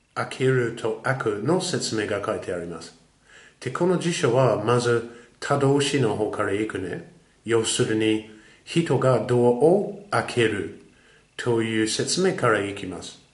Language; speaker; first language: Japanese; non-native, fluent; English